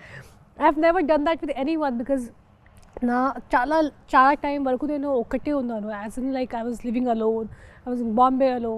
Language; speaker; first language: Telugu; non-native, fluent; Hindi